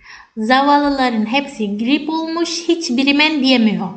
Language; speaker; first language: Turkish; non-native, fluent; Indonesian